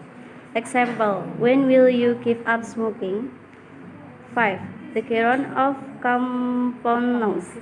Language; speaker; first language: English; non-native, learner; Indonesian